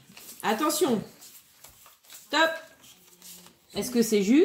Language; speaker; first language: French; native; French